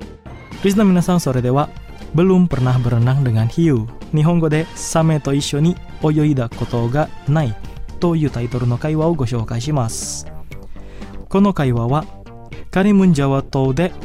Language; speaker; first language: Japanese; non-native, fluent; Indonesian